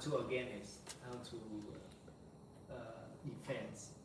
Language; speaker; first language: English; non-native, learner; Vietnamese